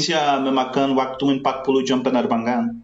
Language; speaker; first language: Indonesian; non-native, learner; Portuguese